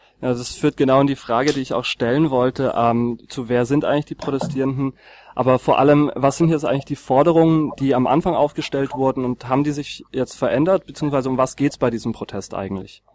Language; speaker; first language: German; native; German